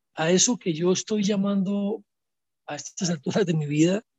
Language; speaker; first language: Spanish; native; Spanish